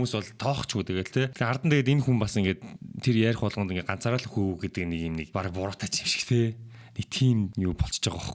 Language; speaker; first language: Mongolian; native; Mongolian